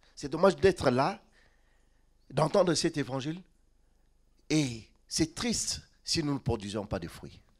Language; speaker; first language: French; non-native, local second language; Lingala